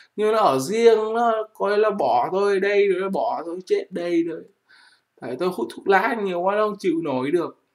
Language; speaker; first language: Vietnamese; native; Vietnamese